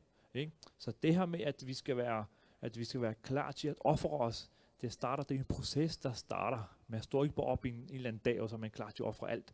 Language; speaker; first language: Danish; early bilingual, other home language; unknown